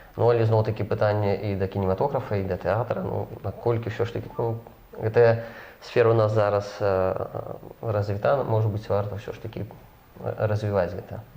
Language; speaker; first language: Belarusian; non-native, local second language; Russian